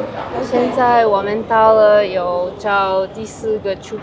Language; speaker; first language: Chinese; non-native, learner; English